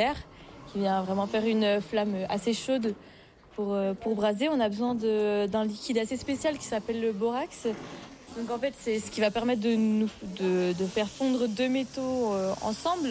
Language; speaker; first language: French; native; French